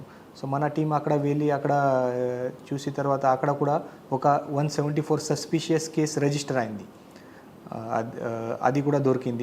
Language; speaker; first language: Telugu; non-native, fluent; Marathi